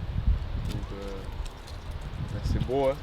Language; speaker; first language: French; non-native, learner; Dutch